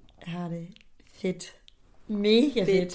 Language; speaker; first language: Danish; native; Danish